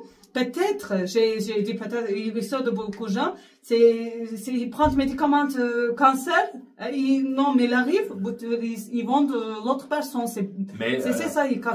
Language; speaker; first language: French; non-native, learner; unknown